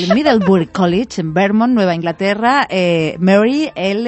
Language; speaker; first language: Spanish; native; Spanish